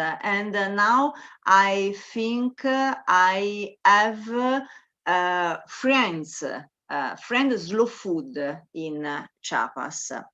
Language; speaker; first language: English; non-native, learner; Italian